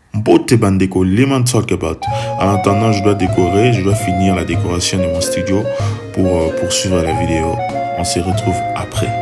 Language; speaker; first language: French; non-native, local second language; Lingala